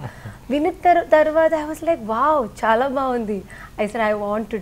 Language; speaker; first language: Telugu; non-native, learner; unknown